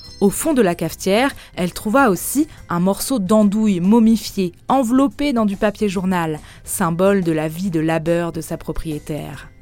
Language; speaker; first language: French; native; French